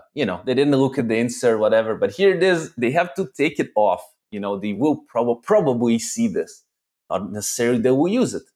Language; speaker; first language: English; early bilingual, other home language; Russian